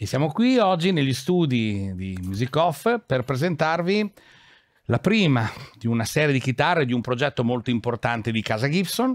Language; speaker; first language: Italian; native; Italian